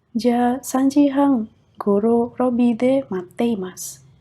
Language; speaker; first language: Japanese; non-native, fluent; Indonesian